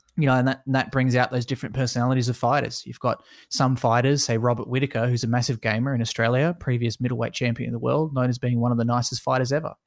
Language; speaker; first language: English; native; English